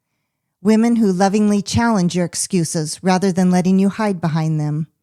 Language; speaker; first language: English; native; English